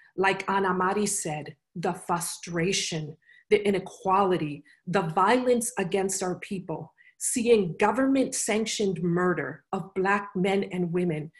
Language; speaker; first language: English; native; English